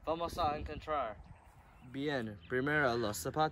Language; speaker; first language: Spanish; non-native, learner; English